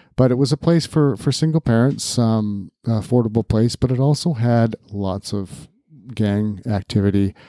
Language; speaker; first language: English; native; English